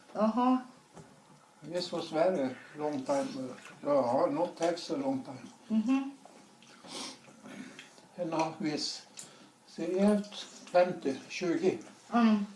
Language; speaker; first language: English; non-native, learner; Swedish